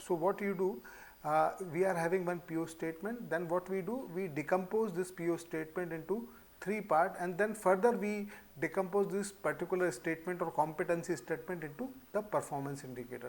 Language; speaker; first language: English; non-native, local second language; Hindi